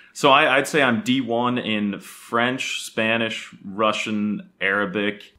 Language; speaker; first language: English; native; English